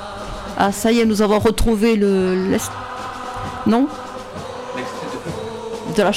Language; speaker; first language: French; native; French